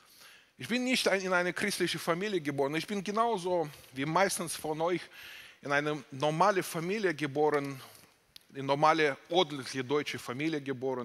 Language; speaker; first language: German; non-native, fluent; Russian